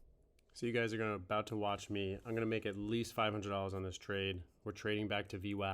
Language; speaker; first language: English; native; English